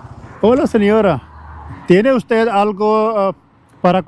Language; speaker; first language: Spanish; non-native, learner; Urdu